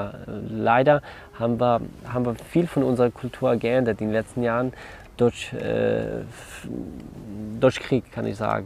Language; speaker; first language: German; non-native, learner; Kurdish